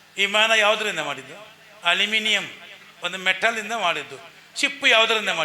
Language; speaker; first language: Kannada; non-native, local second language; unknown